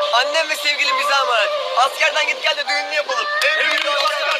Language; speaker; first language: Turkish; native; Turkish